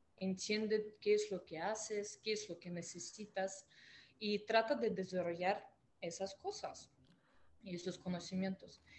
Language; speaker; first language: Spanish; non-native, fluent; Russian